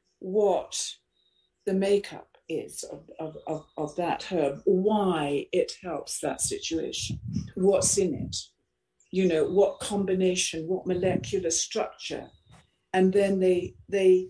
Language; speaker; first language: English; native; English